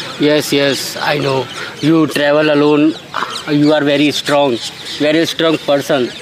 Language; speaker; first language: English; non-native, learner; Hindi